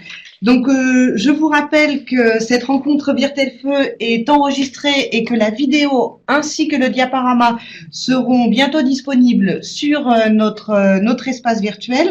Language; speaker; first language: French; native; French